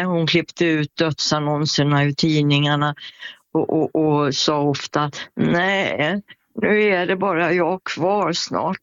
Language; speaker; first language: Swedish; native; Swedish